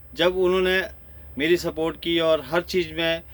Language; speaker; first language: Hindi; native; Hindi